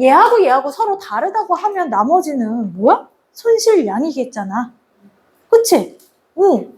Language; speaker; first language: Korean; native; Korean